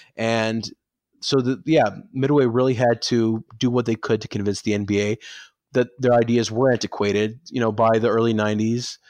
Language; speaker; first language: English; native; English